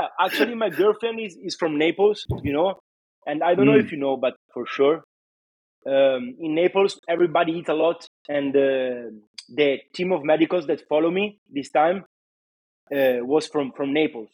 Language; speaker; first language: English; non-native, fluent; Italian